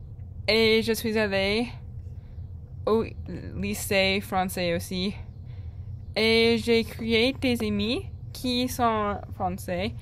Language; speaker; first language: French; non-native, learner; English